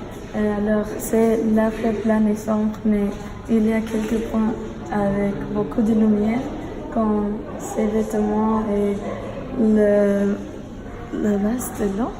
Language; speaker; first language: French; non-native, learner; English